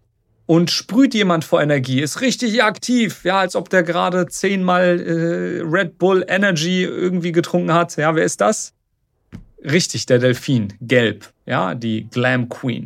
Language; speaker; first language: German; native; German